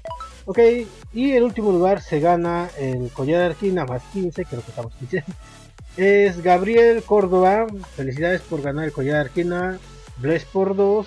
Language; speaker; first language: Spanish; native; Spanish